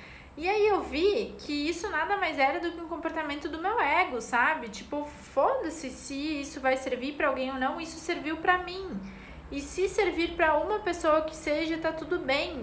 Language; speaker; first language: Portuguese; native; Portuguese